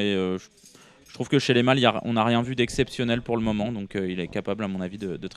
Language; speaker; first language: French; native; French